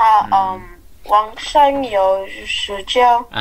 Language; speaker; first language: Chinese; non-native, learner; English